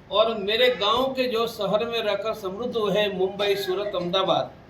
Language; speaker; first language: Hindi; non-native, local second language; Gujarati